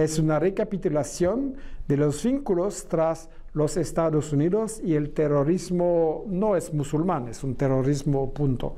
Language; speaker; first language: Spanish; non-native, fluent; French